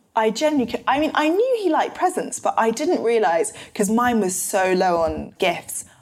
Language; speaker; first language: English; native; English